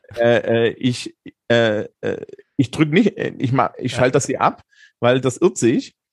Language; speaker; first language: German; native; German